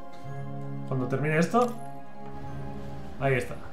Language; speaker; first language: Spanish; native; Spanish